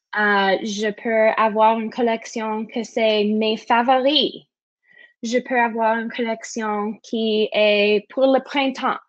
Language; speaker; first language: French; non-native, learner; English